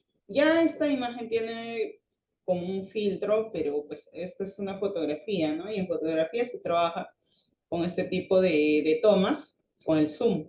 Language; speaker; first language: Spanish; native; Spanish